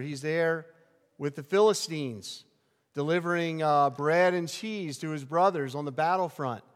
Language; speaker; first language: English; native; English